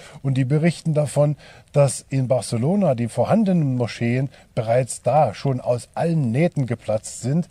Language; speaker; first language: German; native; German